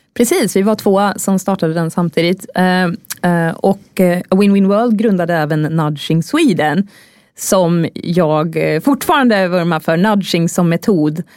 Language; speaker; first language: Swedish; native; Swedish